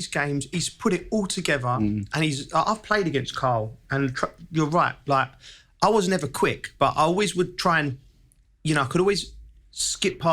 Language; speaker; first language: English; native; English